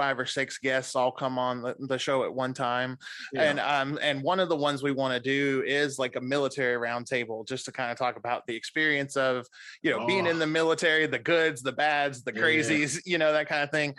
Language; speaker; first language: English; native; English